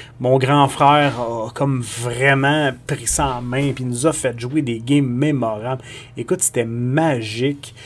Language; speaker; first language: French; native; French